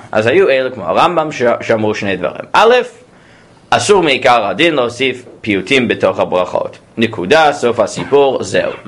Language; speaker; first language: Hebrew; non-native, fluent; English